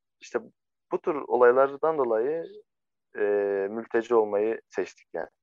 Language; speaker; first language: Turkish; non-native, fluent; Arabic